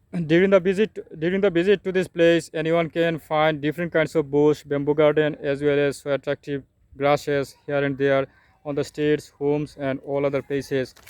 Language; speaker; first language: English; non-native, local second language; Bangla